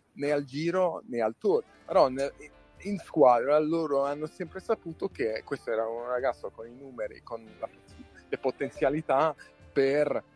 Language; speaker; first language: Italian; non-native, fluent; English